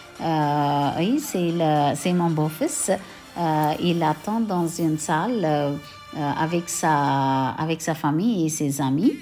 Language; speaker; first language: French; non-native, local second language; Tamil